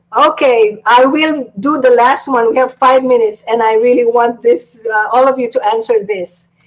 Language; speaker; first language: English; non-native, local second language; Filipino